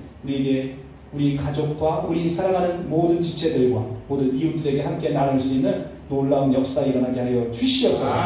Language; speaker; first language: Korean; native; Korean